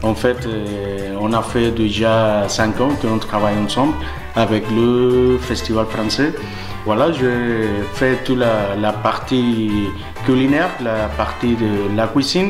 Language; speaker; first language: French; non-native, learner; Spanish